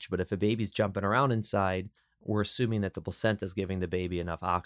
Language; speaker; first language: English; native; English